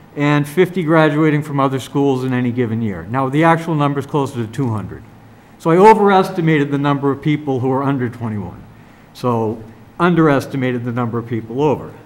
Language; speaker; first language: English; native; English